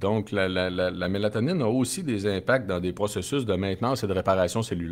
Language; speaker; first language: French; native; French